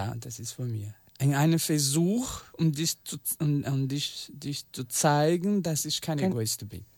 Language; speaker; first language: German; non-native, learner; Portuguese